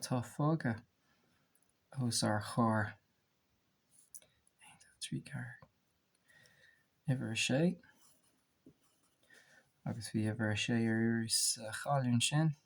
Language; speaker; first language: Irish; non-native, local second language; English